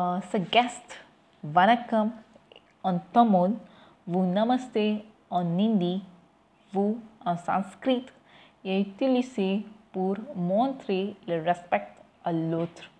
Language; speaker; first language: French; non-native, learner; Tamil